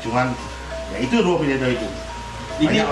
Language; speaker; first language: Indonesian; non-native, local second language; Balinese